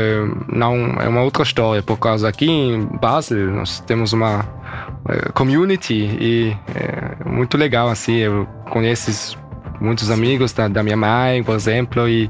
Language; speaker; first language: Portuguese; early bilingual, heritage; German